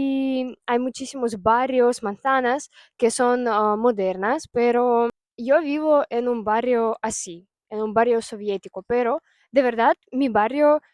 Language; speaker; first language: Spanish; non-native, fluent; Russian